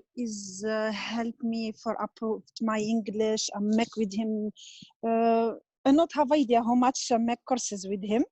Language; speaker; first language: English; non-native, learner; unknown